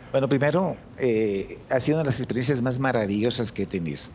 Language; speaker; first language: Spanish; native; Spanish